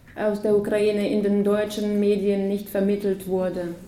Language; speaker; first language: German; non-native, fluent; Ukrainian